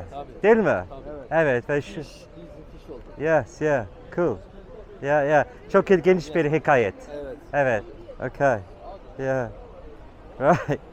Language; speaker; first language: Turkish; non-native, learner; English